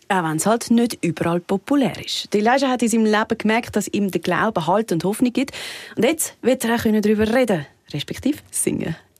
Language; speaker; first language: German; native; German